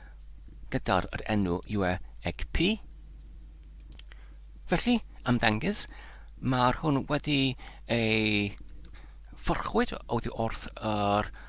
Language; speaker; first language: Welsh; non-native, learner; Polish